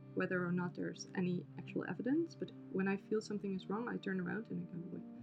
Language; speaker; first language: English; non-native, fluent; Dutch